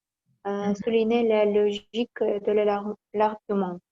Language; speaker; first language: French; non-native, learner; Kazakh